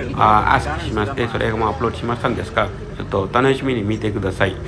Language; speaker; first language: Japanese; non-native, learner; Tamil